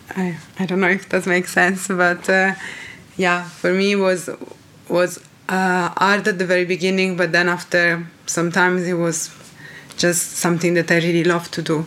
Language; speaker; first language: English; non-native, fluent; Italian